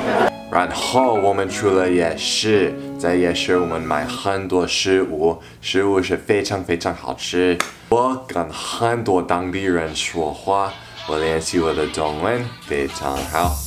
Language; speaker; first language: Chinese; non-native, learner; English